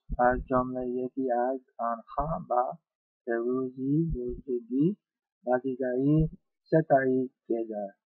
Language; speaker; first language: Persian; non-native, learner; English